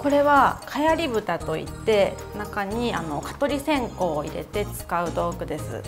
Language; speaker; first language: Japanese; native; Japanese